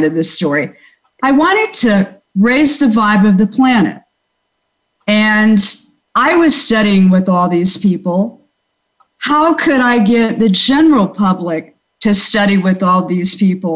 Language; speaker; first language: English; native; English